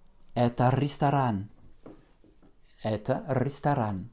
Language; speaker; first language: Russian; non-native, fluent; French